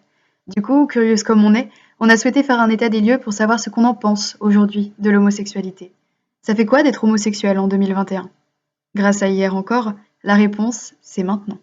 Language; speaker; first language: French; native; French